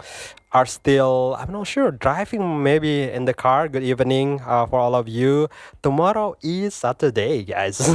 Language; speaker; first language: English; non-native, fluent; Indonesian